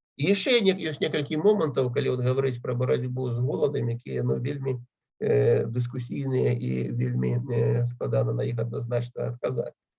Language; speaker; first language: Belarusian; native; Belarusian